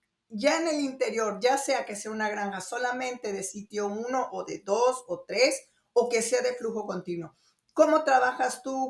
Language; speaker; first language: Spanish; native; Spanish